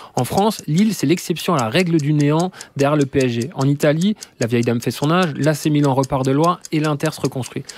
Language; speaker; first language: French; native; French